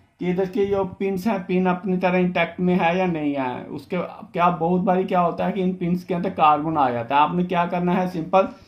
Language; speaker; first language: Hindi; non-native, local second language; Dogri